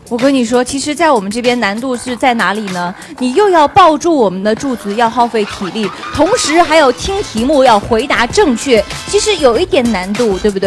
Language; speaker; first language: Chinese; native; Chinese